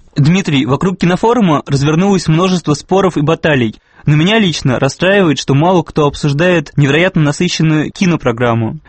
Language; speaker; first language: Russian; native; Russian